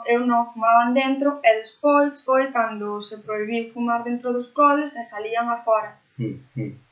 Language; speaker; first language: Galician; non-native, local second language; Spanish